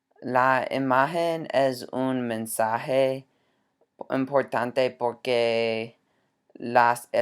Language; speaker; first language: Spanish; non-native, learner; English